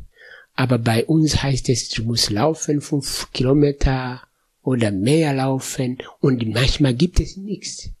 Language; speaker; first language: German; non-native, fluent; Swahili